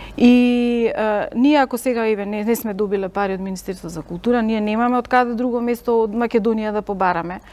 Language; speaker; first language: Macedonian; native; Macedonian